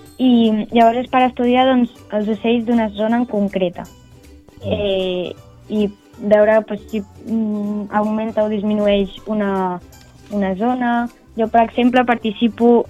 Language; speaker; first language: Catalan; native; Catalan